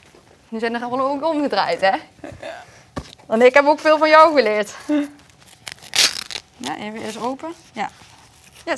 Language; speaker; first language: Dutch; native; Dutch